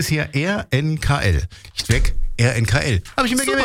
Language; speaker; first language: German; native; German